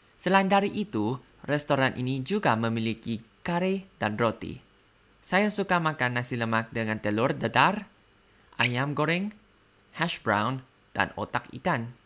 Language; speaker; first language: Indonesian; non-native, learner; Thai